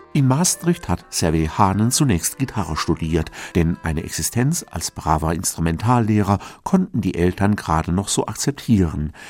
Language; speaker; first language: German; native; German